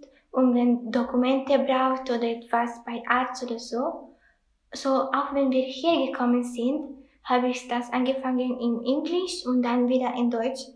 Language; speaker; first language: German; non-native, learner; Italian